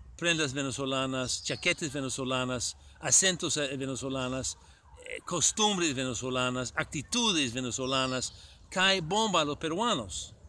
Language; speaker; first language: Spanish; non-native, fluent; English